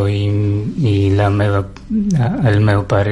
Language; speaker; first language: Catalan; non-native, learner; Russian